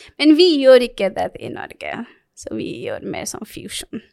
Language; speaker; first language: Norwegian; non-native, fluent; Bangla